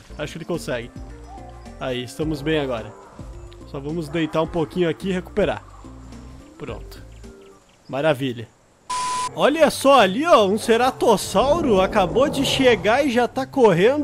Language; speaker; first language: Portuguese; native; Portuguese